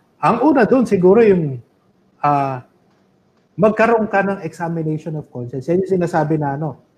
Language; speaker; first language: Filipino; native; Filipino